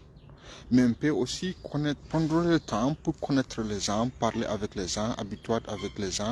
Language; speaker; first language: French; non-native, fluent; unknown